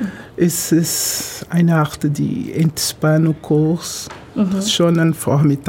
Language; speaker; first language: German; non-native, fluent; Portuguese